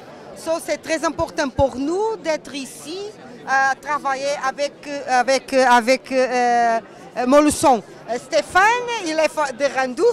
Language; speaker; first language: French; non-native, learner; Portuguese